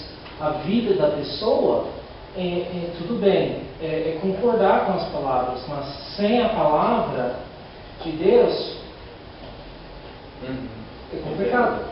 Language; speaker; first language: Portuguese; non-native, learner; English